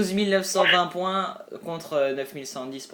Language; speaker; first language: French; native; French